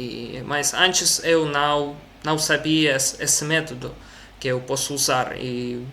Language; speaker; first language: Portuguese; non-native, learner; Russian